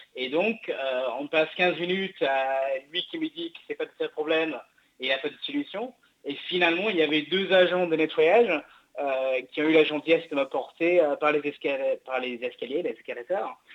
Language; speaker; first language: French; non-native, fluent; English